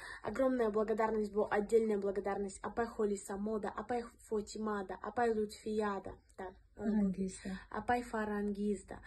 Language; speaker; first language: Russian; early bilingual, other home language; Tajik